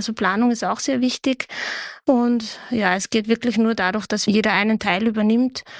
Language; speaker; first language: German; native; German